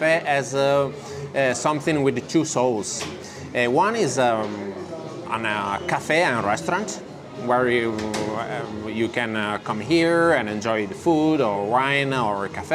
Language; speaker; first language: English; non-native, fluent; Italian